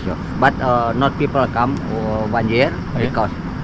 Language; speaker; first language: English; non-native, learner; Indonesian